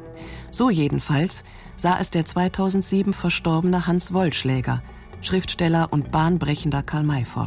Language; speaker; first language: German; native; German